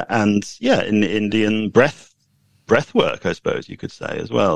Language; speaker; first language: English; native; English